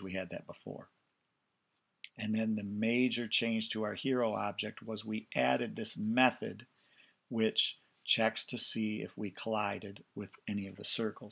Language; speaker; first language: English; native; English